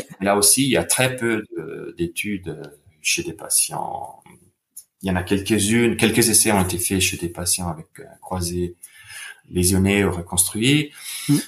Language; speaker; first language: French; non-native, fluent; Italian